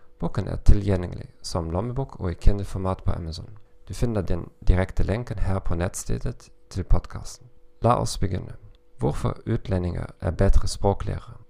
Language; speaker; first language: Norwegian; non-native, learner; German